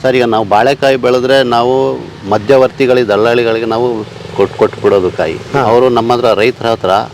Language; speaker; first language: Kannada; native; Kannada